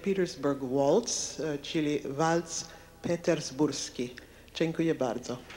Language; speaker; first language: Polish; non-native, learner; English